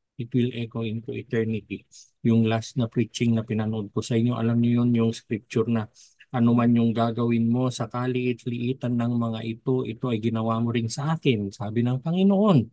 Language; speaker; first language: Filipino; non-native, local second language; Iloko